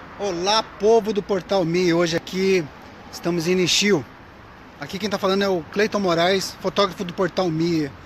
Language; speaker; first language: Portuguese; native; Portuguese